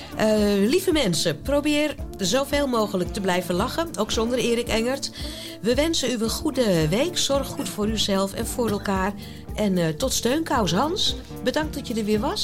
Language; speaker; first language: Dutch; native; Dutch